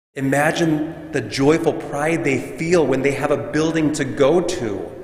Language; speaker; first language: English; native; English